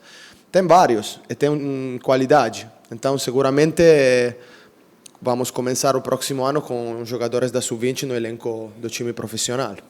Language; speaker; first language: Portuguese; non-native, fluent; Italian